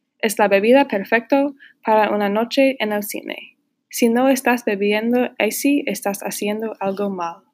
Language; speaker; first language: Spanish; non-native, learner; English